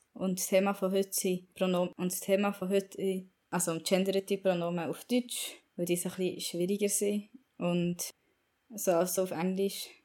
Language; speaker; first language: German; native; German